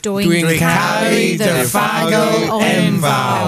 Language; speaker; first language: Welsh; non-native, learner; English